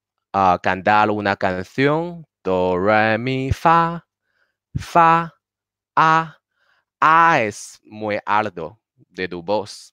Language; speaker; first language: Spanish; non-native, learner; Chinese